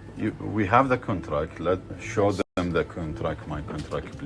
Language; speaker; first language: English; non-native, learner; Arabic